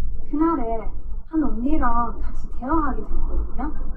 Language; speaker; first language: Korean; non-native, fluent; English